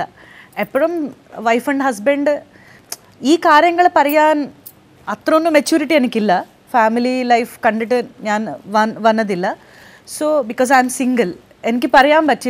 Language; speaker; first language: Malayalam; non-native, fluent; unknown